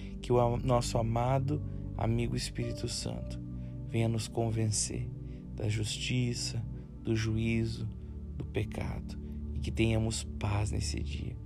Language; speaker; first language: Portuguese; native; Portuguese